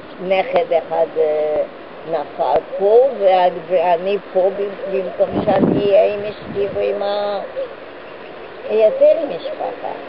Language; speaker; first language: Hebrew; non-native, fluent; Hungarian